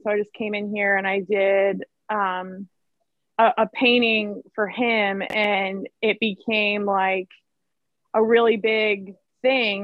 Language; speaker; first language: English; native; English